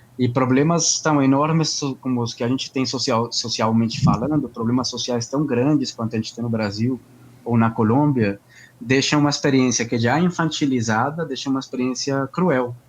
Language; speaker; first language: Portuguese; non-native, fluent; Spanish